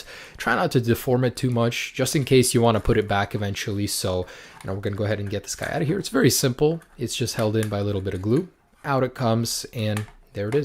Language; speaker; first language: English; native; English